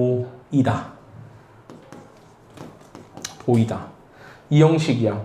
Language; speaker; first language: Korean; native; Korean